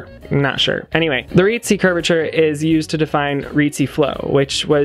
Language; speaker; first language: English; native; English